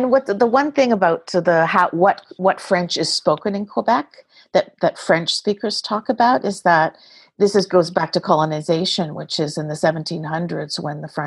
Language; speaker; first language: English; native; English